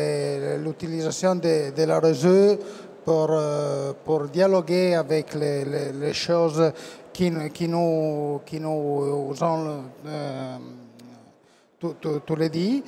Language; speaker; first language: French; non-native, learner; Italian